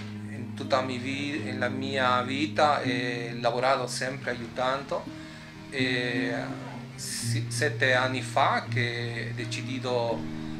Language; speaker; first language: Italian; non-native, learner; Spanish